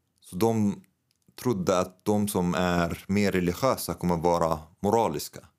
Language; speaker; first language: Swedish; non-native, fluent; Arabic